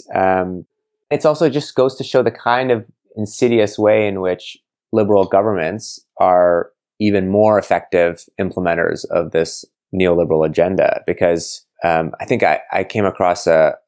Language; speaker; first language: English; native; English